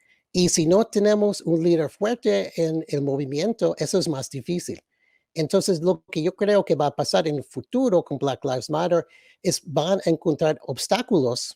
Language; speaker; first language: Spanish; early bilingual, other home language; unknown